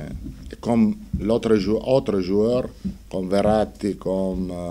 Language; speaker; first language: French; non-native, fluent; Italian